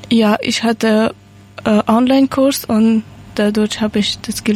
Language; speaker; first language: German; non-native, learner; Persian